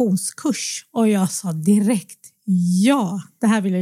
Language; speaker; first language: Swedish; early bilingual, other home language; Arabic